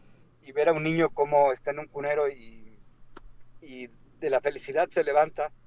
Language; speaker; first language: Spanish; native; Spanish